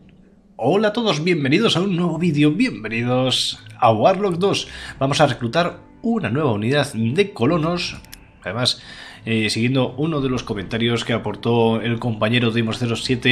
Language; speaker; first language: Spanish; native; Spanish